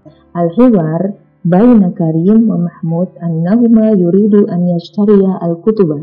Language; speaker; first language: Arabic; non-native, fluent; Indonesian